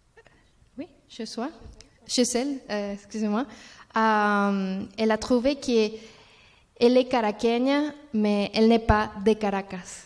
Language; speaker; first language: French; non-native, learner; Spanish